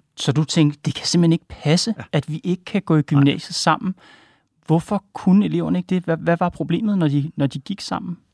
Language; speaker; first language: Danish; native; Danish